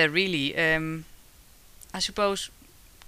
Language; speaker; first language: English; non-native, fluent; Spanish